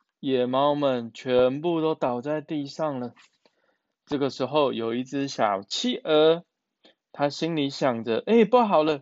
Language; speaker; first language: Chinese; native; Chinese